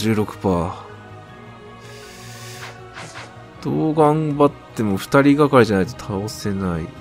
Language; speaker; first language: Japanese; native; Japanese